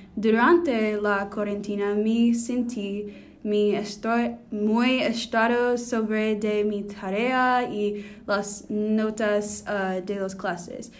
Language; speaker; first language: Spanish; non-native, learner; English